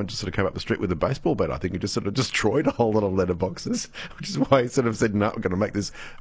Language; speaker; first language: English; native; English